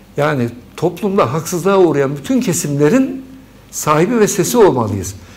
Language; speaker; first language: Turkish; early bilingual, other home language; Uzbek